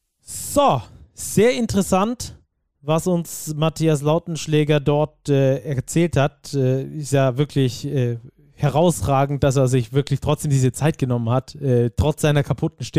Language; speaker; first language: German; native; German